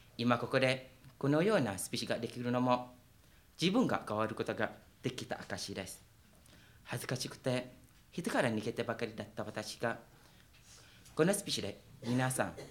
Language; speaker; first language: Japanese; non-native, fluent; Malay